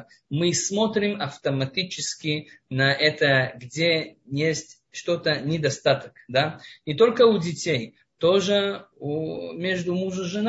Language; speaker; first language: Russian; non-native, fluent; Hebrew